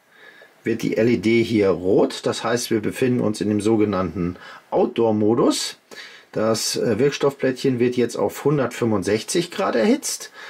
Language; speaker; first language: German; native; German